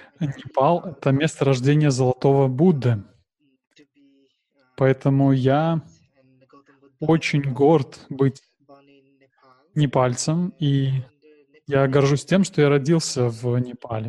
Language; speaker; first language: Russian; non-native, learner; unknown